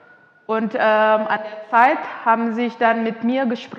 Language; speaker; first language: German; non-native, fluent; Indonesian